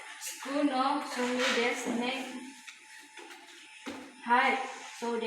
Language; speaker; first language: Japanese; non-native, learner; Indonesian